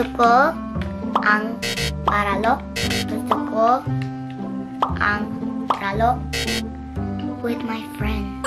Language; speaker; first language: Filipino; early bilingual, heritage; Filipino